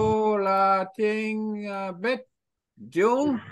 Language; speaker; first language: Vietnamese; non-native, learner; Korean